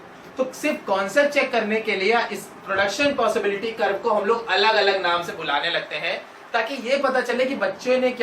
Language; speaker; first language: Hindi; native; Hindi